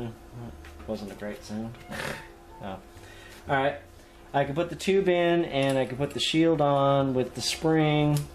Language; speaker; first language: English; native; English